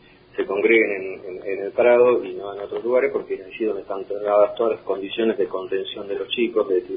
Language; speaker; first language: Spanish; native; Spanish